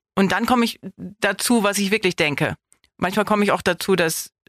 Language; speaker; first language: German; native; German